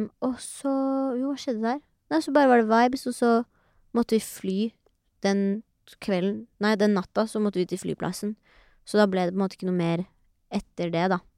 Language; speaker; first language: Norwegian; early bilingual, other home language; Persian